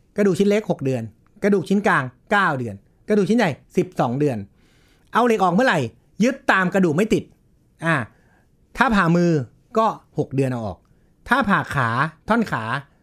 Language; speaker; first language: Thai; native; Thai